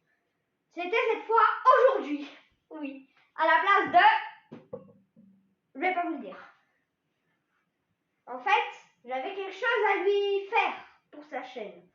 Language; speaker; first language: French; native; French